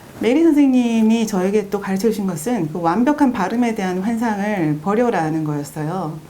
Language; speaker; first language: Korean; native; Korean